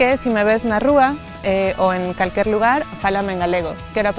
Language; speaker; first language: Galician; non-native, learner; Spanish